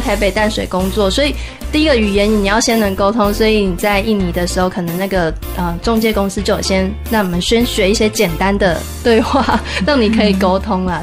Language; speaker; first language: Chinese; native; Chinese